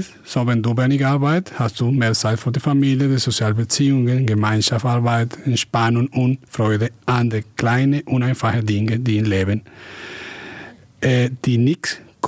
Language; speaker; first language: German; non-native, fluent; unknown